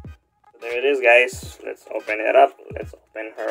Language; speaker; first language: English; non-native, local second language; Filipino